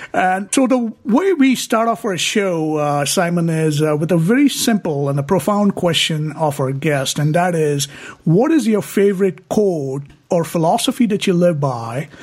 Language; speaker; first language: English; non-native, local second language; Hindi